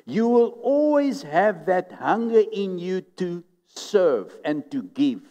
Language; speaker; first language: English; non-native, local second language; Afrikaans